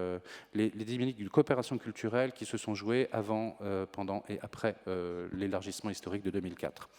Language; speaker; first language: French; native; French